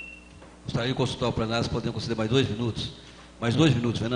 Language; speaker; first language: Portuguese; native; Portuguese